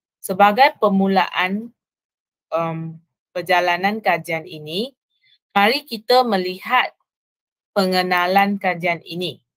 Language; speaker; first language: Malay; non-native, local second language; Chinese